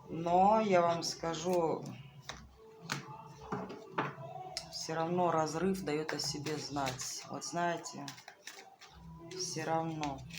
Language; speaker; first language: Russian; native; Russian